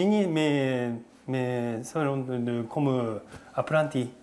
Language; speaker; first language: French; non-native, learner; Japanese